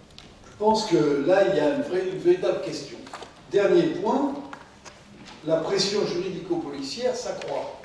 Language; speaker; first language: French; native; French